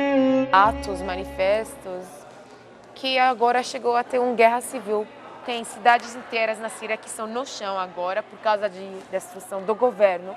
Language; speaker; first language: Portuguese; non-native, fluent; Arabic